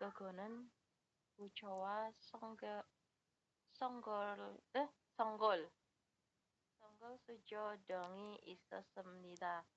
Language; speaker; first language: Korean; non-native, learner; Indonesian